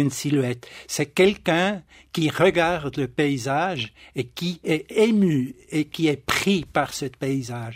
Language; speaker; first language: French; non-native, local second language; German